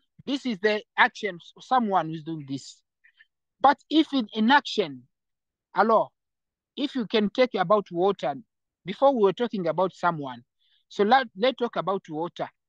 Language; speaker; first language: English; non-native, fluent; Rundi